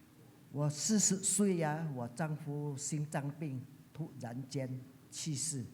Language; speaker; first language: Chinese; early bilingual, heritage; Chinese